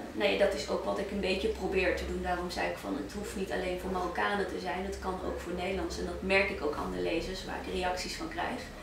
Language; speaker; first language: Dutch; early bilingual, other home language; Arabic